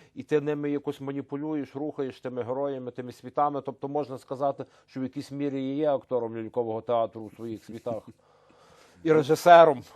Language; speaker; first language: Ukrainian; native; Ukrainian